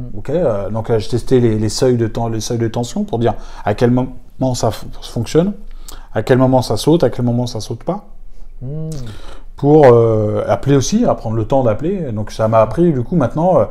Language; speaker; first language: French; native; French